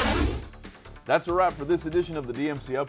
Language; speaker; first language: English; native; English